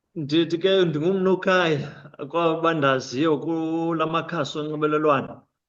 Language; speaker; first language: Xhosa; non-native, local second language; English